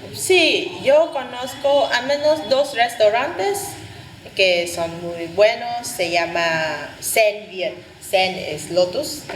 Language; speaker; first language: Spanish; non-native, fluent; Vietnamese